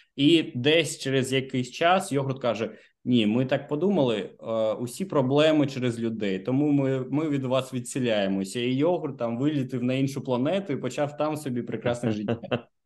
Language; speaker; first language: Ukrainian; native; Ukrainian